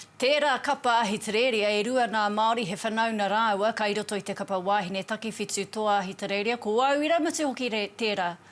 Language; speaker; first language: Māori; native; Māori